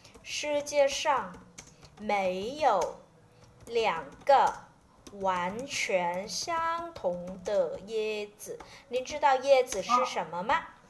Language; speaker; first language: Chinese; non-native, fluent; Vietnamese